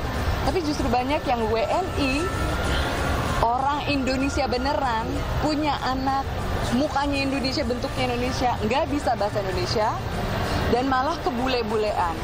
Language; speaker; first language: Indonesian; native; Indonesian